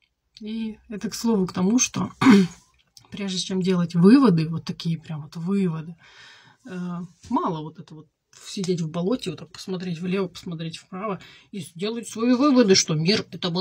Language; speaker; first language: Russian; native; Russian